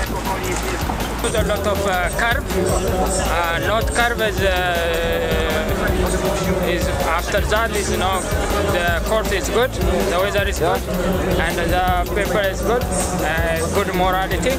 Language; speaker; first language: English; non-native, learner; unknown